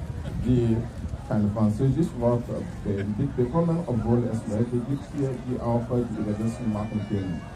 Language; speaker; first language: German; non-native, fluent; French